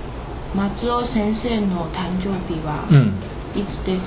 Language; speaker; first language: Japanese; non-native, learner; Chinese